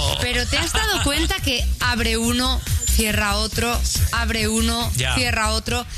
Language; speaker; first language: Spanish; native; Spanish